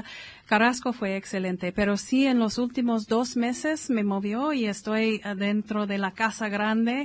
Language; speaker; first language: Spanish; non-native, fluent; English